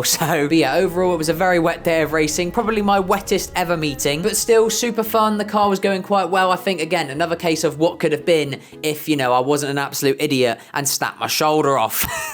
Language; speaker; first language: English; native; English